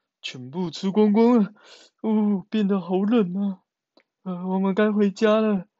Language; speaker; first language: Chinese; native; Chinese